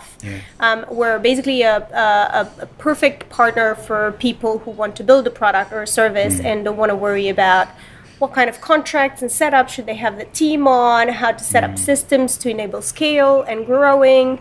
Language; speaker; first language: English; non-native, fluent; Romanian